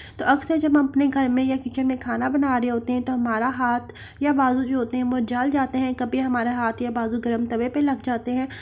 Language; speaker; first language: Urdu; native; Urdu